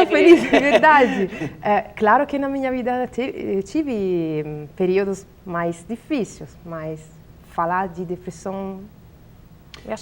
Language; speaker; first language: Portuguese; non-native, learner; Italian